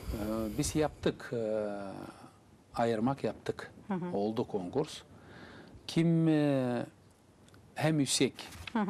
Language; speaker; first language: Turkish; non-native, learner; Gagauz